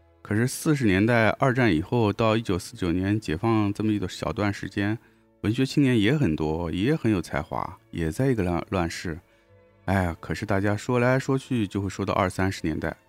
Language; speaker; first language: Chinese; native; Chinese